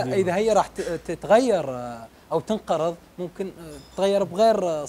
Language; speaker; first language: Arabic; native; Arabic